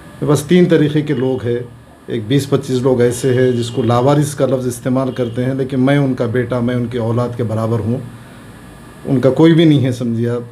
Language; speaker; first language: Urdu; native; Urdu